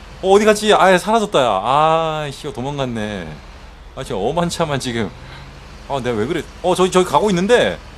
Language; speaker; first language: Korean; native; Korean